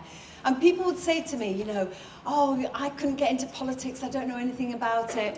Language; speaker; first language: English; native; English